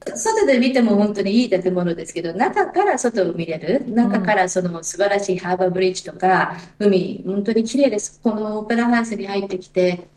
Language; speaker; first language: Japanese; native; Japanese